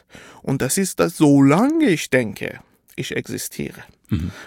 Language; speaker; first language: German; non-native, fluent; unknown